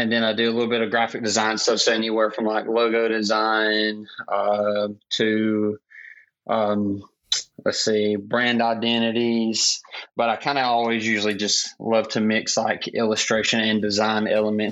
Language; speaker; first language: English; native; English